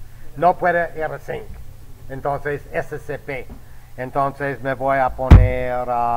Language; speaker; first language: Spanish; non-native, fluent; English